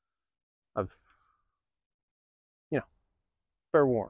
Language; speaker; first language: English; native; English